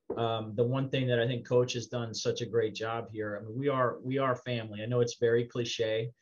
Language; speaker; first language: English; native; English